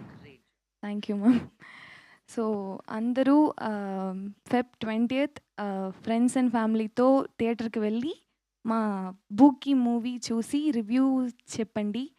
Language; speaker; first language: Telugu; non-native, learner; Tamil